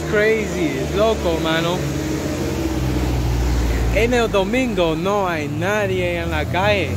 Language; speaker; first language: Spanish; non-native, learner; English